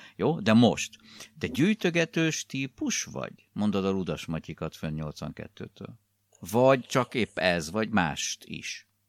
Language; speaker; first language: Hungarian; native; Hungarian